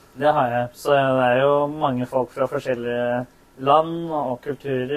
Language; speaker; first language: Norwegian; early bilingual, other home language; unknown